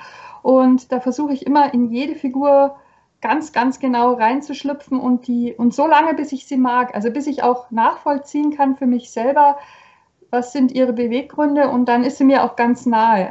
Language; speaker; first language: German; native; German